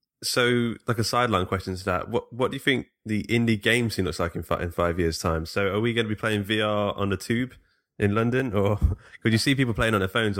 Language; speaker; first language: English; native; English